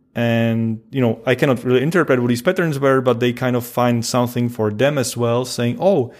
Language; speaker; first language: English; non-native, fluent; Czech